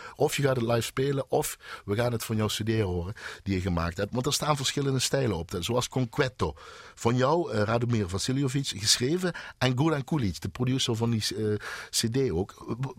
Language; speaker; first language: Dutch; native; Dutch